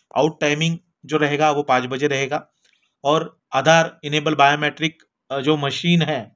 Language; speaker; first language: Hindi; non-native, local second language; Marathi